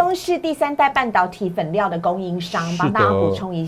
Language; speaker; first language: Chinese; native; Chinese